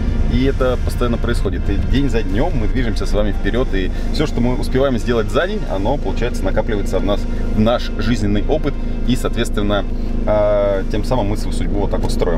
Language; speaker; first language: Russian; native; Russian